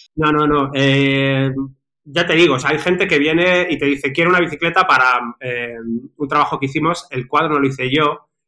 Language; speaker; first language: Spanish; native; Spanish